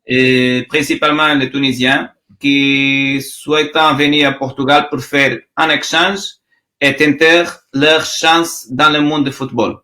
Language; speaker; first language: French; non-native, learner; Portuguese